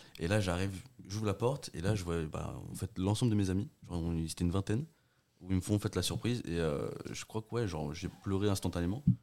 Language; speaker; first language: French; early bilingual, other home language; Portuguese